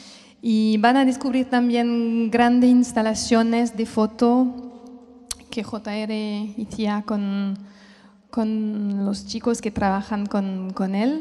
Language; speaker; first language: Spanish; non-native, fluent; French